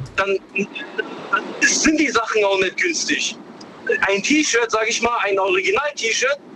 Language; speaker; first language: German; non-native, fluent; Chinese